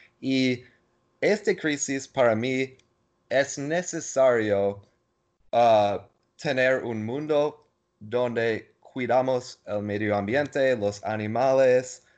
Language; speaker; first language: Spanish; non-native, learner; English